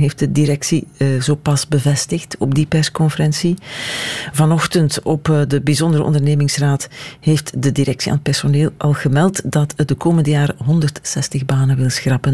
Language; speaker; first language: Dutch; native; Dutch